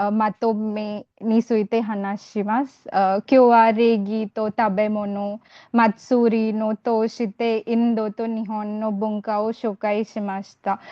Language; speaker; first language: Japanese; non-native, learner; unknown